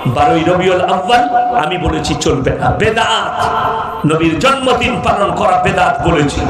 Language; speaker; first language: Bangla; native; Bangla